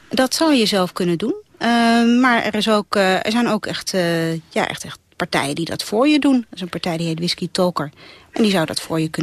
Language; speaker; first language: Dutch; native; Dutch